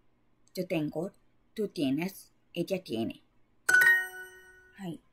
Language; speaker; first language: Spanish; non-native, learner; Japanese